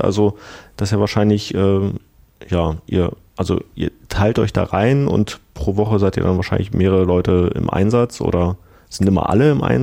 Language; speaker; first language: German; native; German